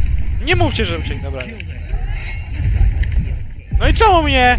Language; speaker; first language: Polish; native; Polish